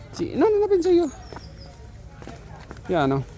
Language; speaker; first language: Italian; non-native, learner; Filipino